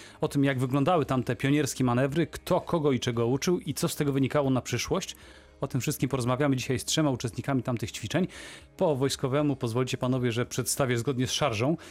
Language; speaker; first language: Polish; native; Polish